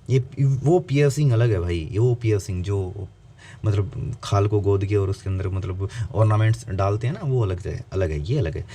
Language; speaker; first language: Hindi; native; Hindi